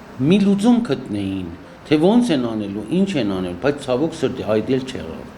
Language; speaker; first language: Armenian; native; Armenian